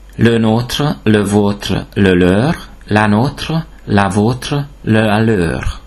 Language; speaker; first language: French; non-native, fluent; Hungarian